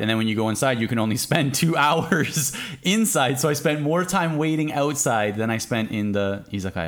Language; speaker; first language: English; native; English